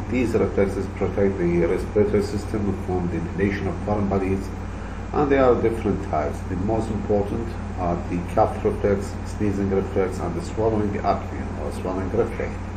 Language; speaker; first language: English; non-native, fluent; Arabic